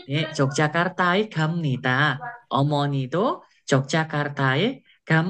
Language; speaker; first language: Korean; non-native, fluent; Indonesian